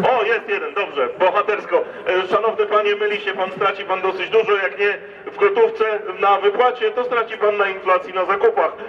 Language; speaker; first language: Polish; native; Polish